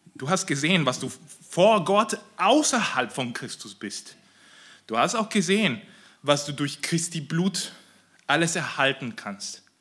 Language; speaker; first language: German; non-native, fluent; Spanish